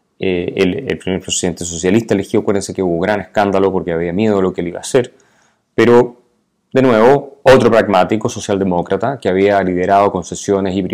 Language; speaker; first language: Spanish; native; Spanish